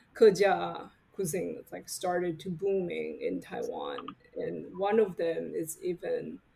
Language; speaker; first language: English; non-native, fluent; Chinese